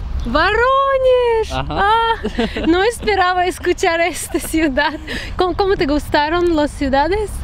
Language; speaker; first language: Spanish; non-native, fluent; Russian